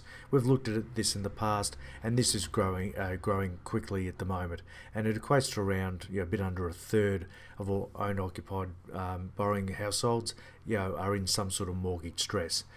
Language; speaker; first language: English; native; English